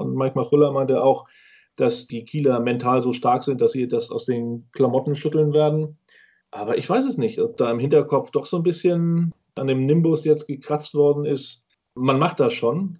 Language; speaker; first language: German; native; German